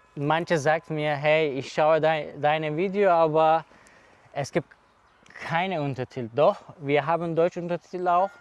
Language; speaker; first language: German; non-native, learner; Turkish